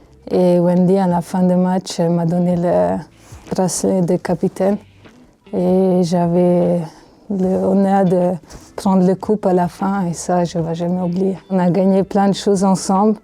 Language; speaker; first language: French; non-native, fluent; Hungarian